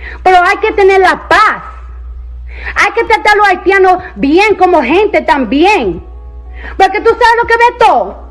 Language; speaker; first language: Spanish; early bilingual, heritage; Spanish